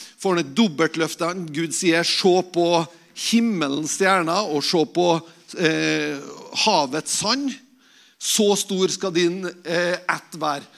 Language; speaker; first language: Norwegian; native; Norwegian